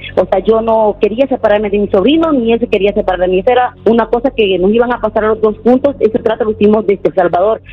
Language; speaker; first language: Spanish; native; Spanish